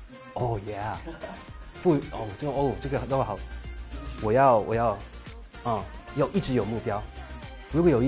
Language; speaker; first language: Chinese; early bilingual, heritage; English